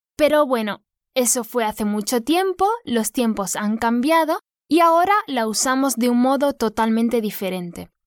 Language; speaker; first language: Spanish; native; Spanish